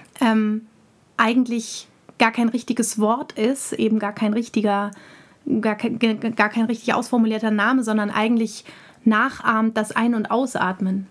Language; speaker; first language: German; native; German